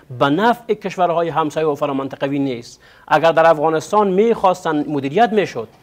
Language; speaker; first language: Persian; non-native, local second language; Pashto